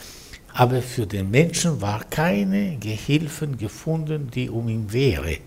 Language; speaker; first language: German; non-native, fluent; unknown